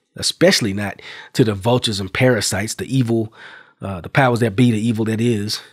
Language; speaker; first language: English; native; English